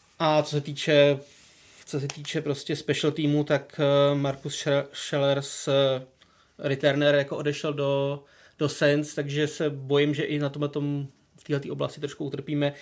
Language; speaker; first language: Czech; native; Czech